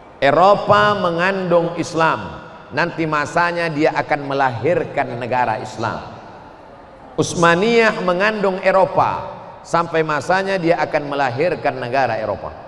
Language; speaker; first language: Indonesian; native; Indonesian